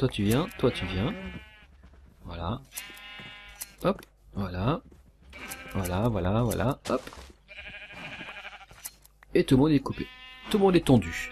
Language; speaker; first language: French; native; French